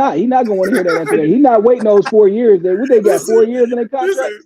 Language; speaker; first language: English; native; English